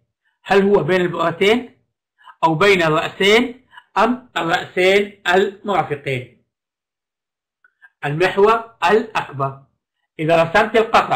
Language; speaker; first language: Arabic; native; Arabic